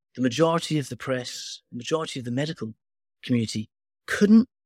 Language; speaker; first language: English; native; English